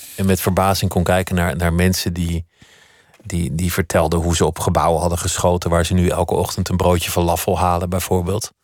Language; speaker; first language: Dutch; native; Dutch